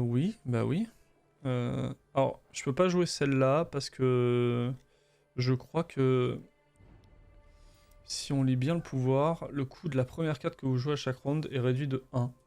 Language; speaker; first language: French; native; French